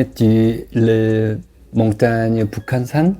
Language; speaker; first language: French; non-native, learner; Korean